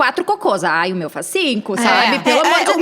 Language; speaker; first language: Portuguese; native; Portuguese